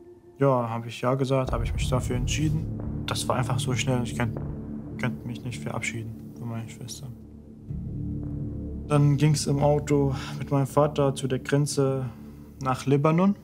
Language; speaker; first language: German; non-native, fluent; Arabic